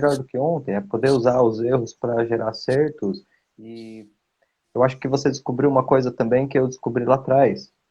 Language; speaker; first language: Portuguese; native; Portuguese